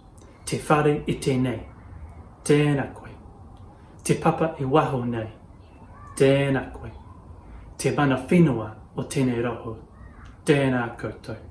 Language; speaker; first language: Māori; non-native, local second language; English